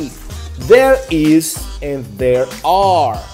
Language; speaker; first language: English; non-native, fluent; Portuguese